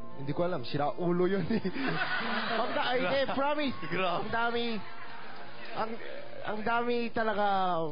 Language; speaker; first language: Filipino; non-native, learner; Korean